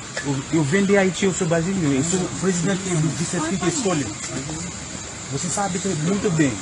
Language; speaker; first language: Portuguese; non-native, learner; Haitian Creole